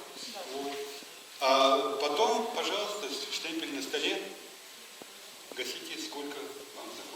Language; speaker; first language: Russian; native; Russian